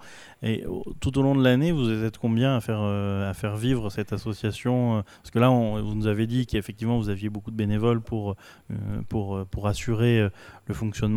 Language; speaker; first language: French; native; French